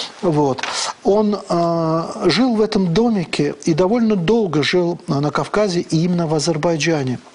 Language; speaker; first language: Russian; non-native, local second language; Azerbaijani